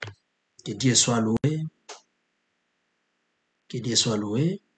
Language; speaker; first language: French; non-native, local second language; Lingala